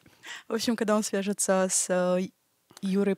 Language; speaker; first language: Russian; native; Russian